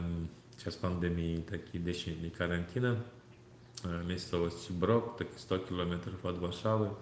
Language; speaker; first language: Polish; non-native, learner; Turkmen